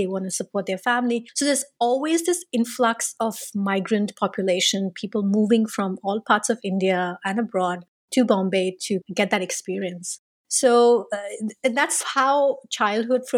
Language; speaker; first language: English; non-native, local second language; Tamil